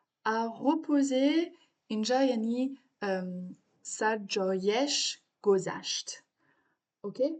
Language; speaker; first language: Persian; non-native, learner; French